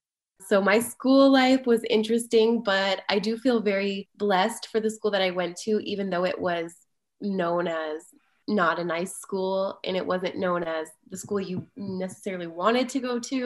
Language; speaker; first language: English; native; English